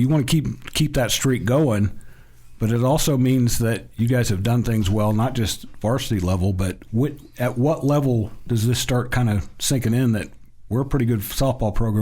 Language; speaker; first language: English; native; English